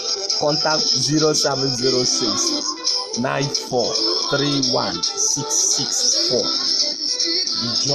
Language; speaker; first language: English; non-native, local second language; Ibibio